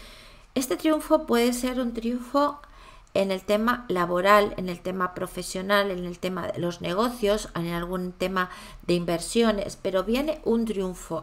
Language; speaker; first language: Spanish; native; Spanish